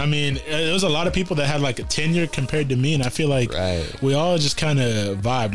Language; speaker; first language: English; native; English